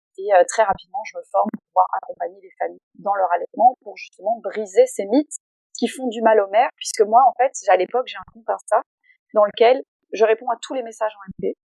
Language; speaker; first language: French; native; French